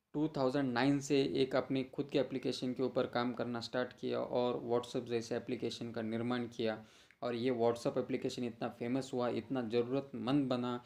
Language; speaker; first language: Hindi; non-native, local second language; Marathi